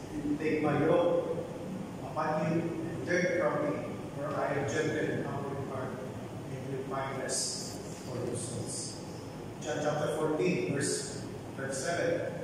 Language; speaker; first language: English; non-native, local second language; Filipino